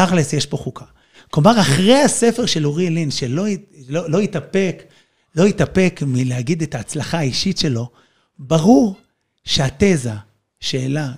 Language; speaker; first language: Hebrew; native; Hebrew